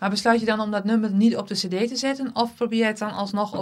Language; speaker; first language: Dutch; native; Dutch